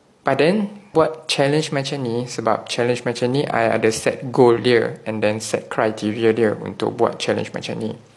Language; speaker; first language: Malay; non-native, local second language; Chinese